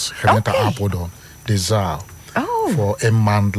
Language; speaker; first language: Dutch; non-native, learner; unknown